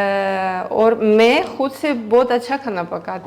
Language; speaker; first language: Hindi; non-native, learner; Greek